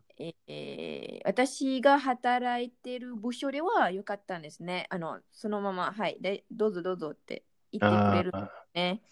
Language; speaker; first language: Japanese; non-native, fluent; Malay